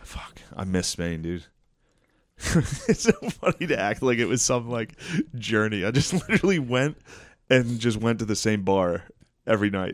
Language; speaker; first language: English; native; English